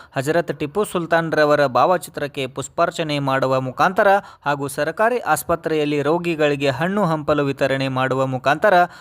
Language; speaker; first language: Kannada; native; Kannada